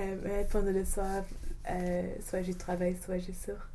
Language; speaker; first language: French; non-native, fluent; English